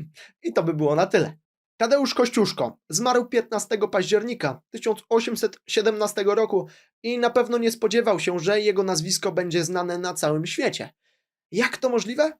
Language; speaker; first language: Polish; native; Polish